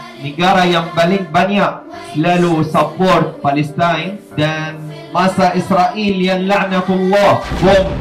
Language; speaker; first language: Malay; non-native, fluent; Arabic